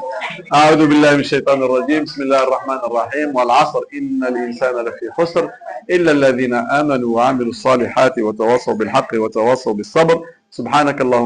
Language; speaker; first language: Arabic; non-native, fluent; Malay